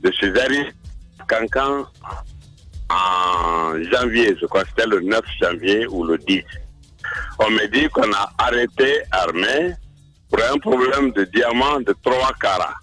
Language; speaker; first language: French; non-native, local second language; Mandingo